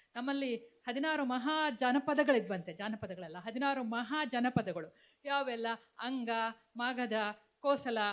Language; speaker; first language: Kannada; native; Kannada